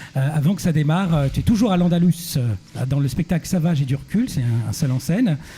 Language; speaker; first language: French; native; French